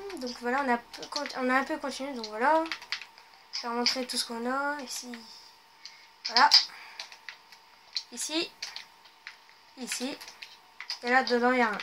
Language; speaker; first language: French; native; French